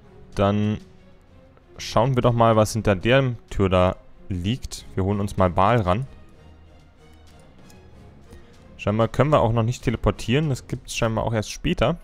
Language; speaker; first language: German; native; German